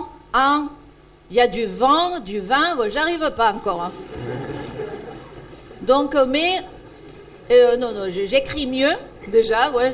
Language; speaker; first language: French; non-native, fluent; Spanish